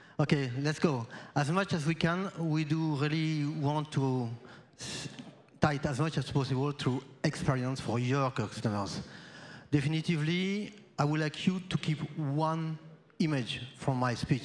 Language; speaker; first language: English; non-native, fluent; French